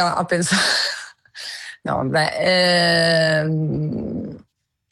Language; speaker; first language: Italian; native; Italian